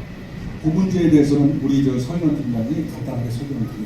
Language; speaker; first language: Korean; native; Korean